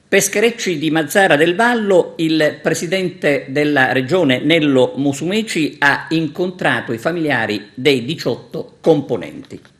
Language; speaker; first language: Italian; native; Italian